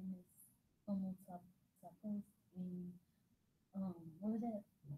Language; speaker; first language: Spanish; non-native, learner; English